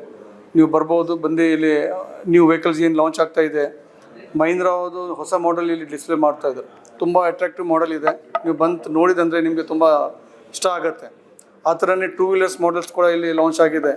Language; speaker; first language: Kannada; non-native, local second language; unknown